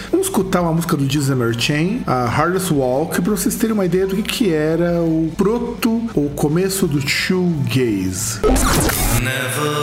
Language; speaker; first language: Portuguese; native; Portuguese